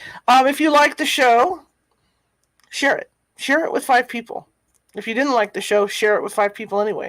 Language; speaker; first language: English; native; English